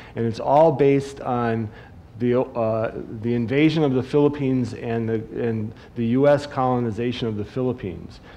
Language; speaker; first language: English; native; English